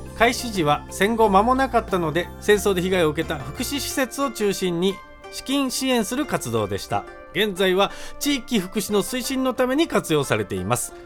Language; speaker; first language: Japanese; native; Japanese